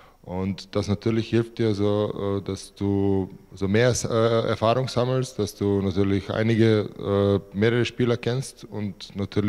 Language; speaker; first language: German; non-native, fluent; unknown